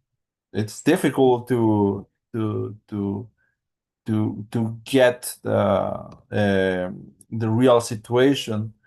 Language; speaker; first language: English; non-native, learner; Spanish